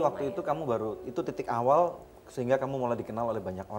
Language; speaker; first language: Indonesian; native; Indonesian